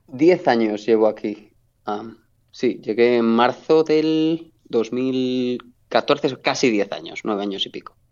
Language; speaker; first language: Spanish; native; Spanish